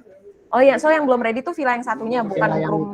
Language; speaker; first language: Indonesian; native; Indonesian